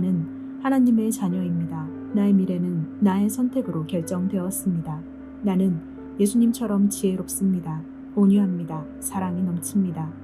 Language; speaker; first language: Korean; native; Korean